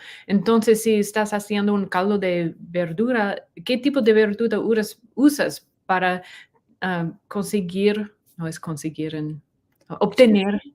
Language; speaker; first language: Spanish; non-native, learner; English